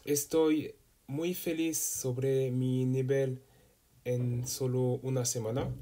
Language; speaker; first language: Spanish; non-native, learner; French